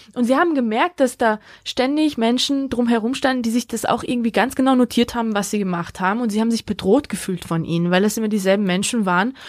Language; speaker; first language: German; early bilingual, other home language; Georgian